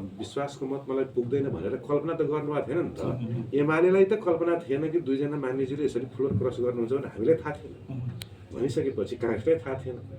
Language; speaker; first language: Nepali; non-native, local second language; Maithili